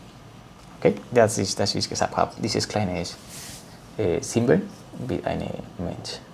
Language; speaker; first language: German; non-native, learner; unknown